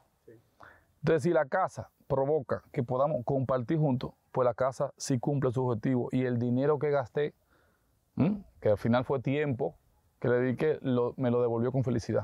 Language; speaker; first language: Spanish; native; Spanish